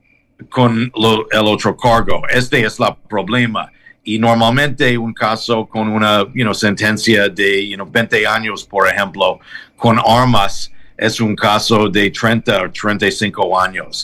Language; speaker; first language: Spanish; non-native, learner; English